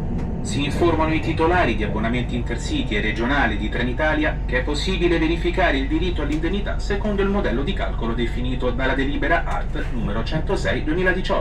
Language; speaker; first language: Italian; native; Italian